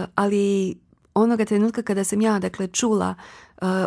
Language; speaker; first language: Croatian; native; Croatian